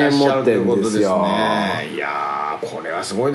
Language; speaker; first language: Japanese; native; Japanese